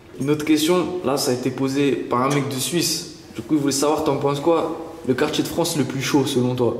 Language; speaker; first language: French; native; French